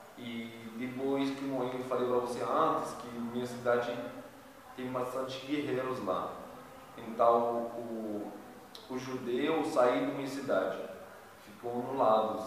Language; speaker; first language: Portuguese; non-native, learner; Arabic